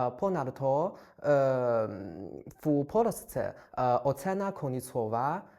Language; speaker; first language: Polish; non-native, fluent; Chinese